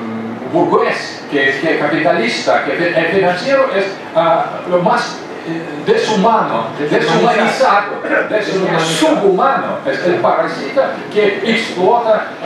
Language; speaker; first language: Spanish; non-native, fluent; Russian